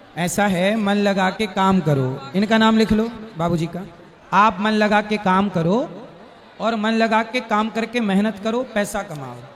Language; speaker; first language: Hindi; native; Hindi